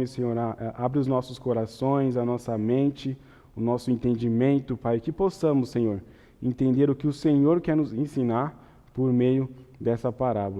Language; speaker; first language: Portuguese; native; Portuguese